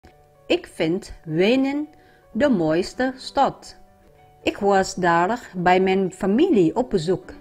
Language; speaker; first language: Dutch; non-native, learner; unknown